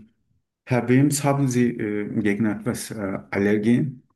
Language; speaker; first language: German; non-native, learner; Turkish